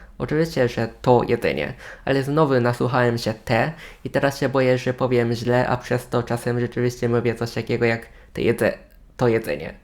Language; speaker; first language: Polish; non-native, fluent; Japanese